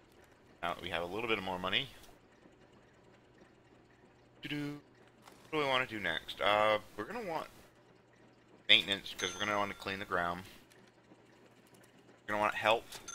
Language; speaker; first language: English; native; English